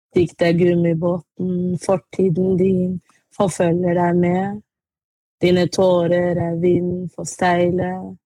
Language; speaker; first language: Norwegian; early bilingual, other home language; Arabic